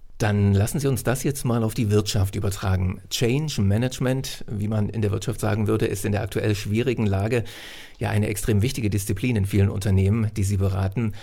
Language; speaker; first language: German; native; German